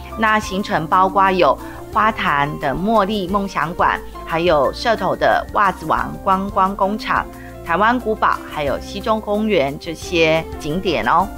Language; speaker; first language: Chinese; native; Chinese